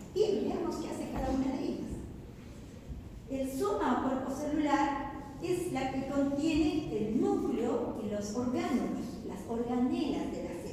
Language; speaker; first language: Spanish; native; Spanish